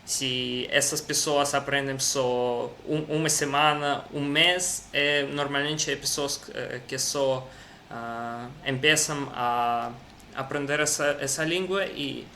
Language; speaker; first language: Portuguese; non-native, learner; Russian